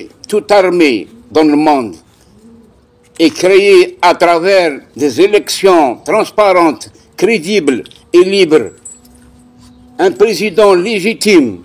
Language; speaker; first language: French; non-native, local second language; Kabyle